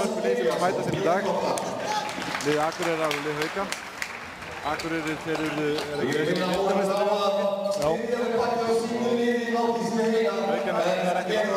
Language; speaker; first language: Icelandic; native; Icelandic